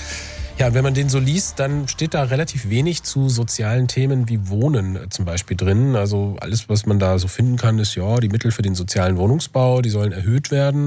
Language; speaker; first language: German; native; German